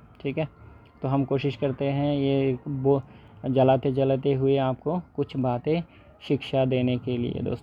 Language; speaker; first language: Hindi; non-native, local second language; Bangla